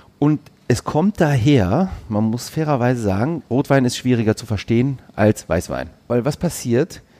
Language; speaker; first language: German; early bilingual, other home language; Greek